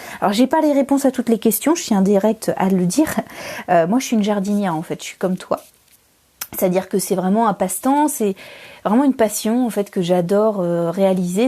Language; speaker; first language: French; native; French